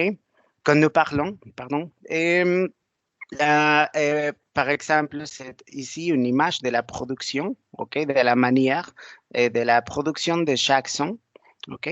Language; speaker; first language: French; non-native, learner; Spanish